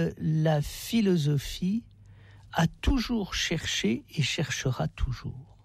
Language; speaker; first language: French; native; French